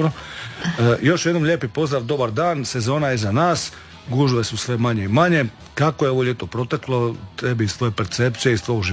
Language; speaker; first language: Serbian; native; Serbian